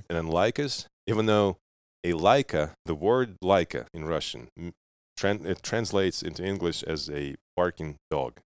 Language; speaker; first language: English; non-native, fluent; Russian